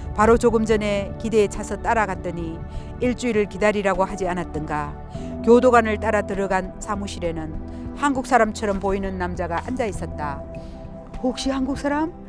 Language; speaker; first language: Korean; native; Korean